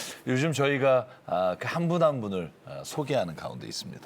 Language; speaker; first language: Korean; native; Korean